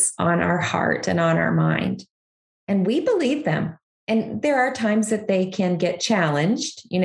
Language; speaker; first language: English; native; English